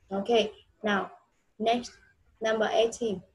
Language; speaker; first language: English; non-native, fluent; Vietnamese